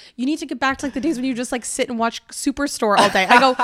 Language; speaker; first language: English; native; English